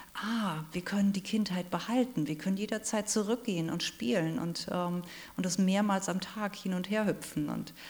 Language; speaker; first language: German; native; German